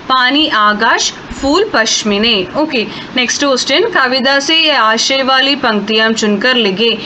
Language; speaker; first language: Hindi; non-native, local second language; Malayalam